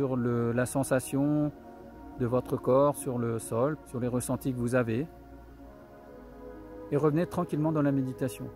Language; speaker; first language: French; native; French